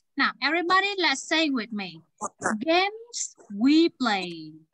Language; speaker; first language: English; non-native, fluent; Vietnamese